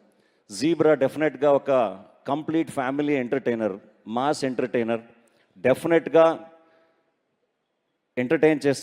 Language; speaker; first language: Telugu; non-native, learner; Kannada